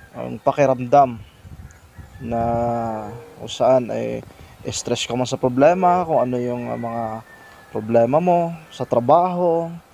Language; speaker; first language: Filipino; non-native, local second language; Masbatenyo